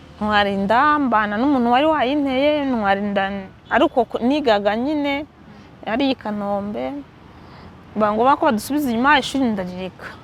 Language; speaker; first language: Kinyarwanda; early bilingual, heritage; Kinyarwanda